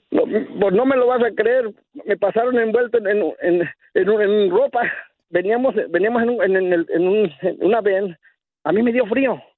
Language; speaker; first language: Spanish; native; Spanish